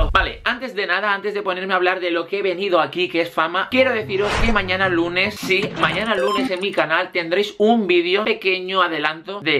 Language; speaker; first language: Spanish; native; Spanish